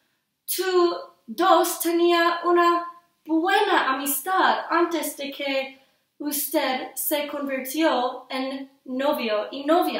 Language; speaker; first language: Spanish; non-native, learner; English